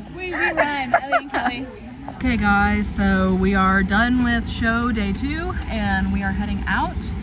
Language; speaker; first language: English; native; English